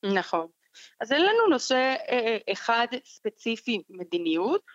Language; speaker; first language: Hebrew; non-native, fluent; Spanish